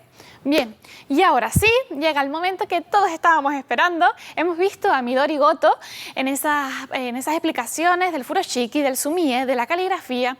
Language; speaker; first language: Spanish; native; Spanish